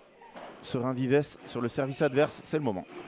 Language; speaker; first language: French; native; French